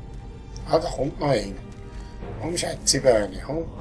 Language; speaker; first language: German; native; German